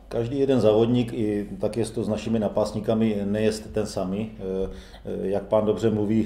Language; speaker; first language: Polish; non-native, learner; Czech